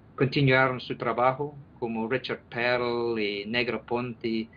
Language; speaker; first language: Spanish; non-native, fluent; English